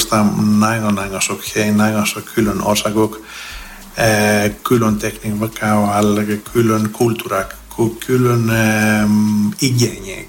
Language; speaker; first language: Hungarian; non-native, learner; Greek